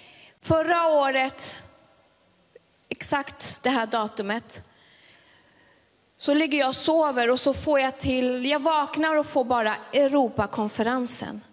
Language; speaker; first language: Swedish; early bilingual, other home language; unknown